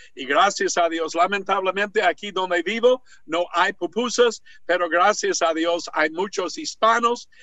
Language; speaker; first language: Spanish; non-native, fluent; English